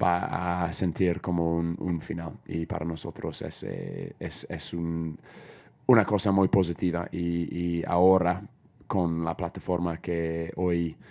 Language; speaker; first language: Spanish; non-native, fluent; English